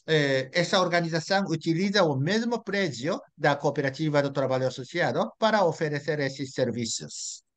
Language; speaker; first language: Portuguese; non-native, fluent; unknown